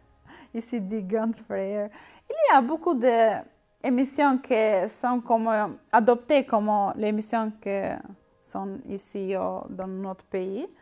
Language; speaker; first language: French; non-native, learner; Albanian